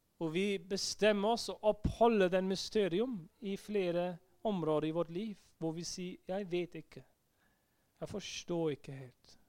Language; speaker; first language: Norwegian; non-native, fluent; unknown